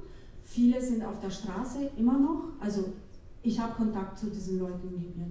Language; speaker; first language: German; non-native, fluent; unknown